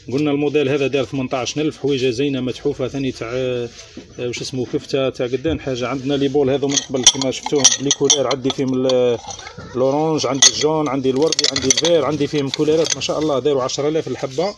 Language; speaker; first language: Arabic; native; Arabic